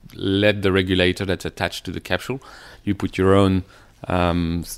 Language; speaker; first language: English; non-native, fluent; French